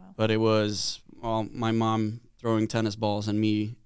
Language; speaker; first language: English; non-native, fluent; Swedish